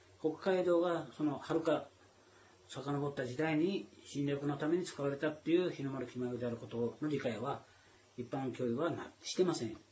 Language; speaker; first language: Japanese; native; Japanese